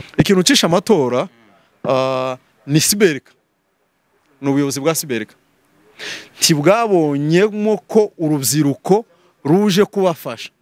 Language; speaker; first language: Kinyarwanda; native; Kinyarwanda